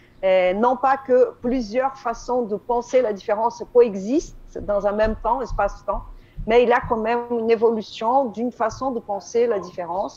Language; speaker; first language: French; non-native, fluent; Portuguese